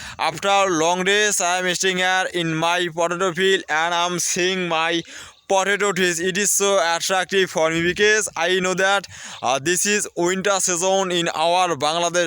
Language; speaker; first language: English; non-native, learner; Bangla